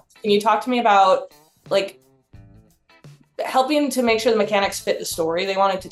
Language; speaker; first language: English; native; English